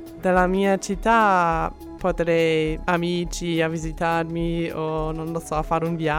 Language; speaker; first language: Italian; non-native, fluent; German